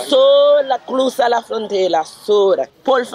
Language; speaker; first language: Spanish; non-native, learner; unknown